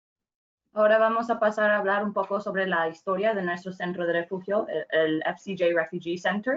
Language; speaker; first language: Spanish; non-native, fluent; English